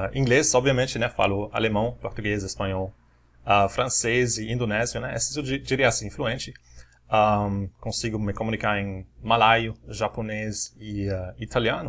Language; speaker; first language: Portuguese; non-native, fluent; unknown